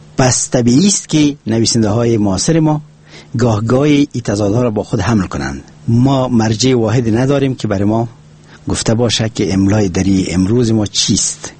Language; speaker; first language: Persian; non-native, local second language; Pashto